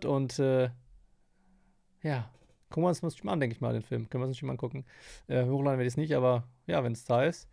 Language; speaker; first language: German; native; German